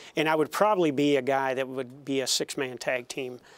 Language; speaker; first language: English; native; English